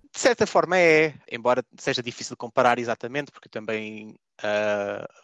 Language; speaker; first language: Portuguese; native; Portuguese